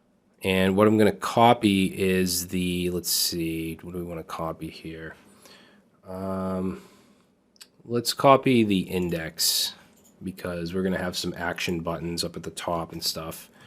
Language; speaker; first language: English; native; English